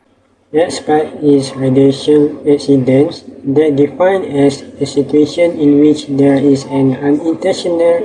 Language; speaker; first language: English; non-native, learner; Malay